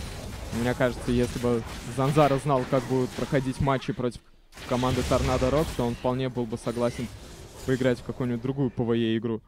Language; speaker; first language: Russian; native; Russian